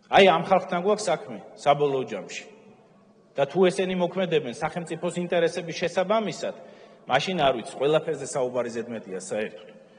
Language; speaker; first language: Georgian; native; Georgian